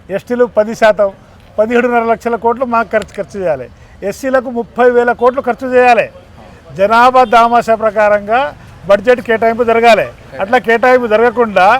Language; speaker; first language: Telugu; non-native, local second language; Lambadi